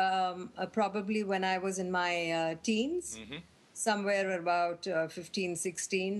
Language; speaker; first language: English; non-native, local second language; Tamil